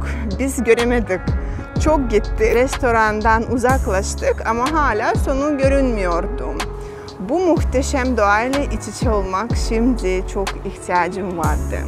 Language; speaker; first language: Turkish; non-native, fluent; Russian